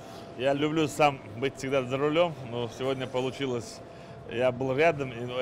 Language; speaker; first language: Russian; non-native, local second language; Chechen